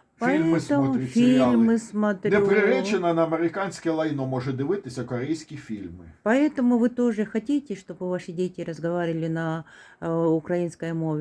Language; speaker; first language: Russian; non-native, local second language; Korean